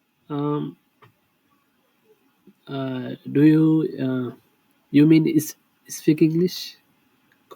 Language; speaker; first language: English; non-native, learner; Bangla